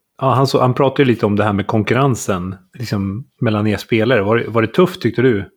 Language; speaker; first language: Swedish; native; Swedish